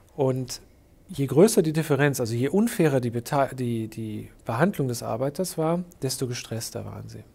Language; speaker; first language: German; native; German